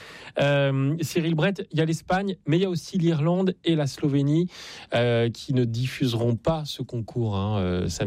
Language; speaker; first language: French; native; French